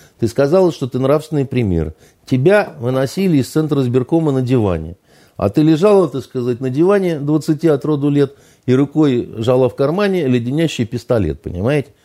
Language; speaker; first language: Russian; native; Russian